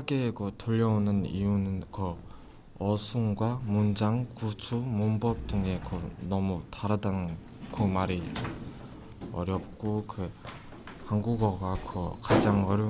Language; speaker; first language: Korean; non-native, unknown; Mongolian